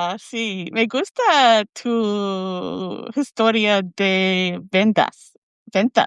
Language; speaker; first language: Spanish; non-native, learner; English